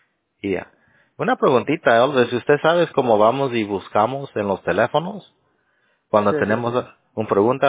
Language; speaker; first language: Spanish; early bilingual, heritage; Spanish